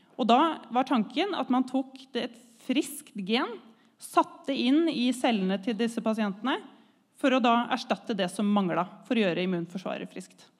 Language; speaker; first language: Norwegian; native; Norwegian